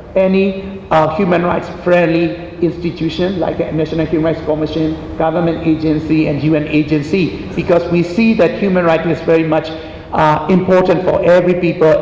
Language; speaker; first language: English; non-native, fluent; Burmese